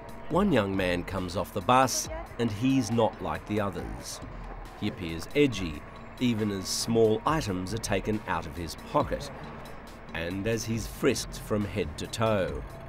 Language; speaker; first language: English; native; English